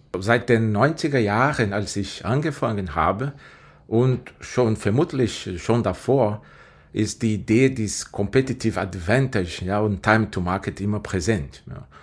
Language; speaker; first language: German; non-native, fluent; Portuguese